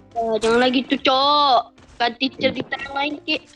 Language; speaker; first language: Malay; non-native, local second language; Minangkabau